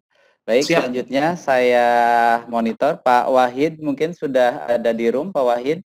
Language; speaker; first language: Indonesian; native; Indonesian